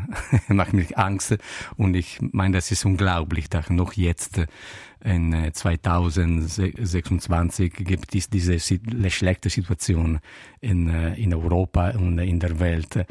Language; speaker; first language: German; non-native, learner; Italian